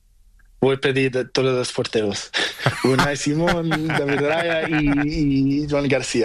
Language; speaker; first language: Spanish; non-native, learner; Portuguese